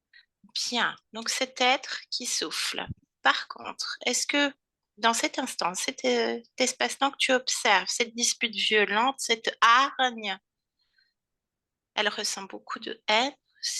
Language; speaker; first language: French; native; French